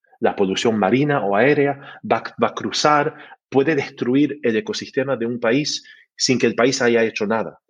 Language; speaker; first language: Spanish; early bilingual, heritage; Spanish